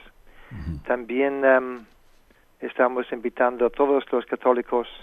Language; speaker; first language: Spanish; non-native, fluent; English